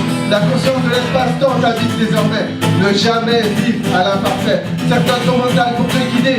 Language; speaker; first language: French; native; French